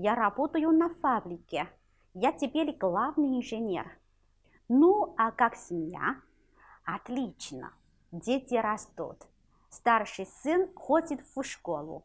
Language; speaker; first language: Russian; non-native, fluent; Chinese